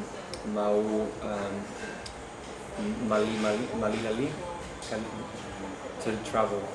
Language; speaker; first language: Indonesian; non-native, learner; English